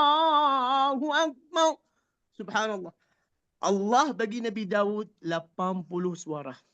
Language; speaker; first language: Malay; non-native, fluent; Arabic